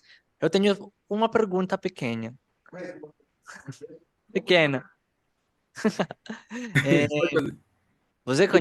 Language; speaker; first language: Portuguese; non-native, learner; Spanish